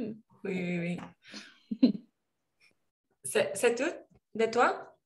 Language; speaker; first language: French; non-native, learner; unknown